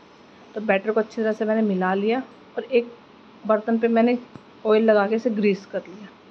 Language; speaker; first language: Hindi; native; Hindi